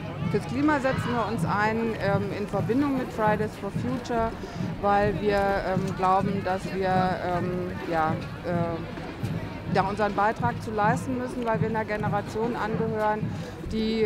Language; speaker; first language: German; native; German